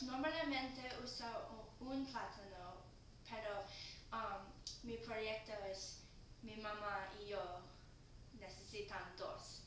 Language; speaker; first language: Spanish; non-native, learner; English